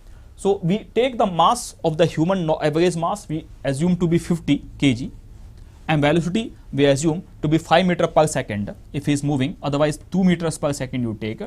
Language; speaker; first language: English; non-native, local second language; Hindi